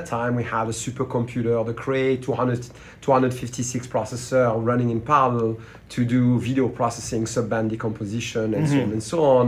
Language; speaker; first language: English; non-native, fluent; French